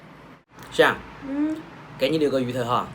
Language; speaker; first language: Chinese; native; Chinese